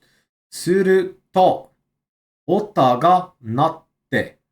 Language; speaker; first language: Japanese; non-native, learner; English